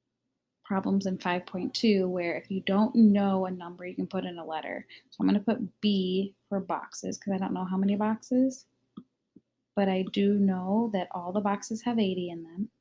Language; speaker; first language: English; native; English